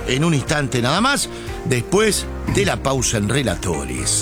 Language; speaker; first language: Spanish; native; Spanish